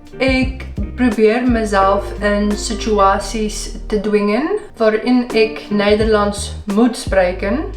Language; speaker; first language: Dutch; non-native, learner; Afrikaans